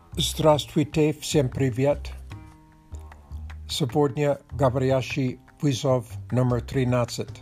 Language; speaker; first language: Russian; non-native, learner; English